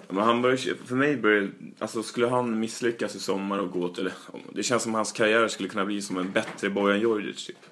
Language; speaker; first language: Swedish; native; Swedish